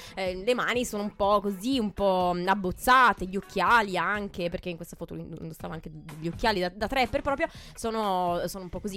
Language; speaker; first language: Italian; native; Italian